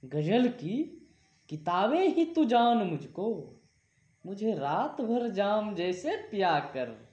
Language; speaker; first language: Hindi; native; Hindi